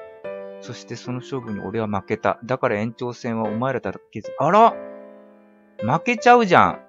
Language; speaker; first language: Japanese; native; Japanese